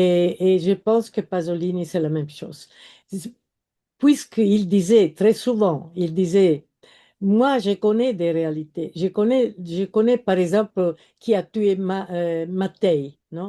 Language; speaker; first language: French; non-native, fluent; Italian